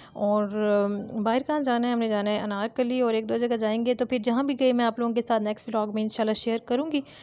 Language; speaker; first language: Hindi; native; Hindi